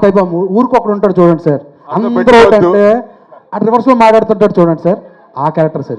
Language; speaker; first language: Telugu; native; Telugu